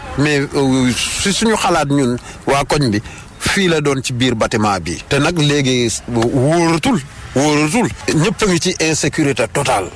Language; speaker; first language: Wolof; native; Wolof